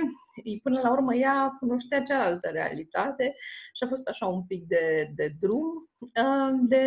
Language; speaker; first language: Romanian; native; Romanian